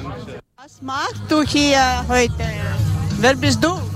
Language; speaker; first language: German; non-native, learner; Ukrainian